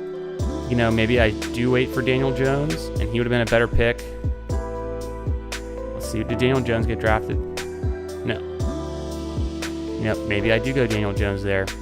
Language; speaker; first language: English; native; English